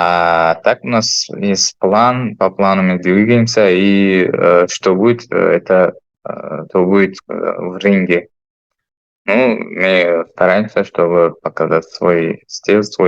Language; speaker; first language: Russian; non-native, fluent; Uzbek